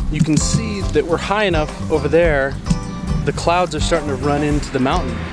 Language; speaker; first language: English; native; English